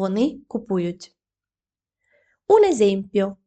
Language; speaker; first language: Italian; non-native, fluent; Ukrainian